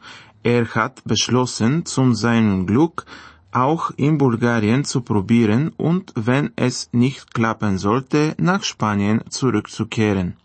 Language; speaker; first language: German; non-native, fluent; Bulgarian